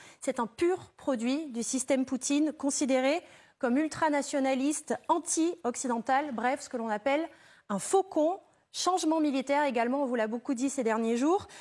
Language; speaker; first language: French; native; French